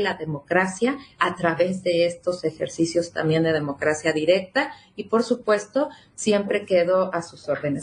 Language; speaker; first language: Spanish; native; Spanish